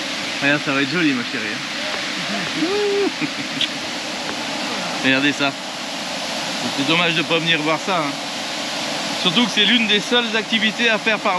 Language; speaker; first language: French; native; French